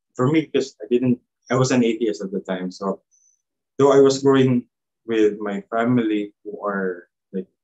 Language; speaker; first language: English; non-native, local second language; Cebuano